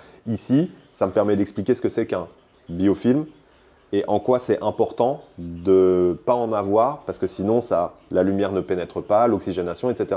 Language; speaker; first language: French; native; French